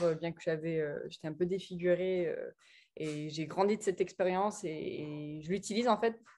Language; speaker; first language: French; early bilingual, other home language; English